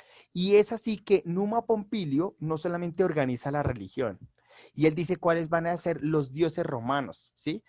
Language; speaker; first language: Spanish; native; Spanish